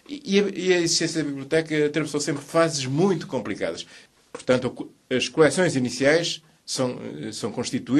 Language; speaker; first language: Portuguese; native; Portuguese